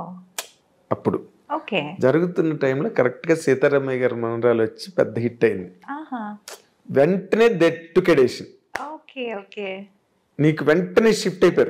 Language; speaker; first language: Telugu; native; Telugu